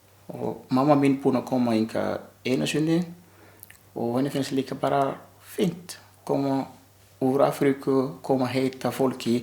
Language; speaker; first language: Icelandic; non-native, learner; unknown